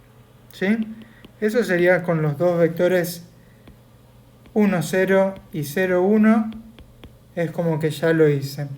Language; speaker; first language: Spanish; native; Spanish